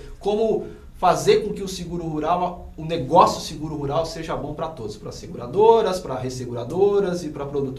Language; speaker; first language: Portuguese; native; Portuguese